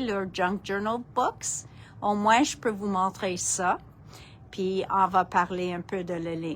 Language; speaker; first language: French; non-native, local second language; English